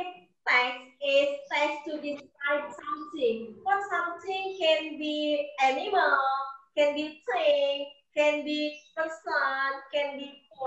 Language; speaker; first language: English; non-native, learner; Indonesian